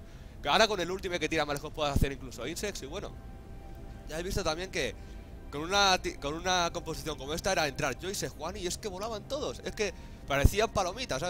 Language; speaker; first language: Spanish; native; Spanish